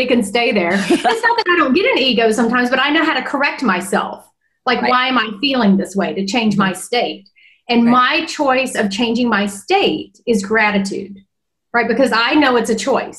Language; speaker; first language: English; native; English